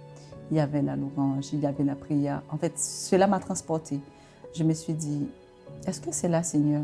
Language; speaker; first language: French; non-native, local second language; Haitian Creole